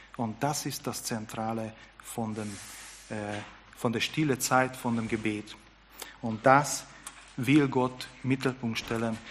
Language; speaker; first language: German; non-native, fluent; Hungarian